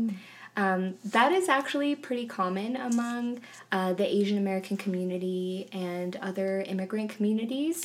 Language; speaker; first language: English; native; English